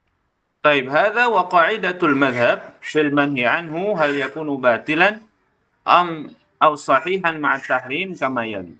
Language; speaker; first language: Arabic; non-native, fluent; Indonesian